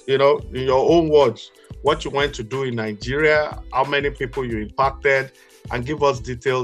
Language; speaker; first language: English; non-native, local second language; Yoruba